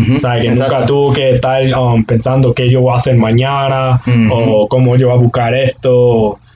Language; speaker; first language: Spanish; native; Spanish